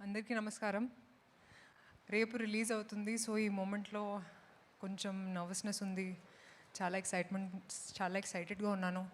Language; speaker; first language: Telugu; non-native, fluent; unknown